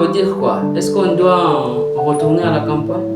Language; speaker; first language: French; non-native, learner; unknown